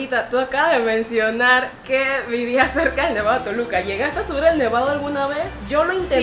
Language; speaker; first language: Spanish; native; Spanish